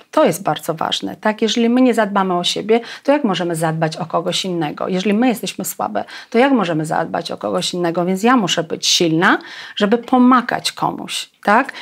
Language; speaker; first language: Polish; non-native, fluent; Russian